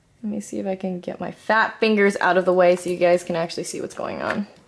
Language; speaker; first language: English; native; English